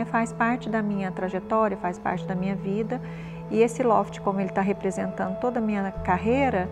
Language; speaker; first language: Portuguese; native; Portuguese